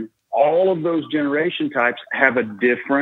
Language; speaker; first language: English; native; English